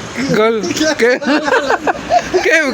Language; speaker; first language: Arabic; non-native, learner; Urdu